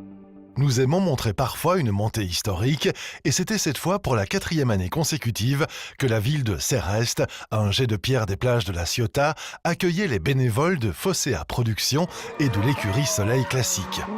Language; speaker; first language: French; native; French